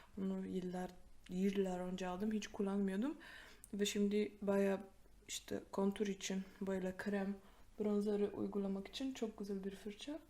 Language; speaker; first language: Turkish; non-native, fluent; Polish